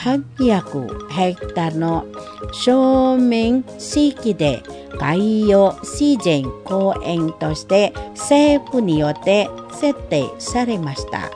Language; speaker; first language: Japanese; non-native, fluent; Indonesian